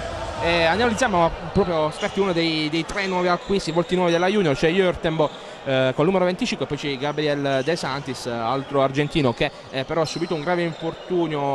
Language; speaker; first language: Italian; native; Italian